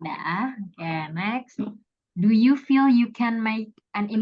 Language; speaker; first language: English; non-native, fluent; Indonesian